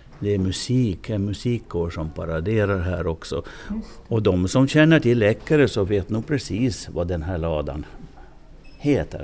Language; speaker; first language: Swedish; native; Swedish